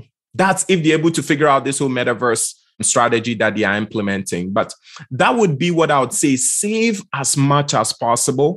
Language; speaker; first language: English; non-native, local second language; Akan